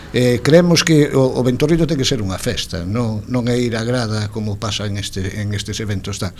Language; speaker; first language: Galician; non-native, local second language; Spanish